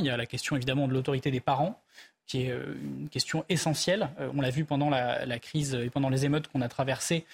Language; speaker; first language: French; native; French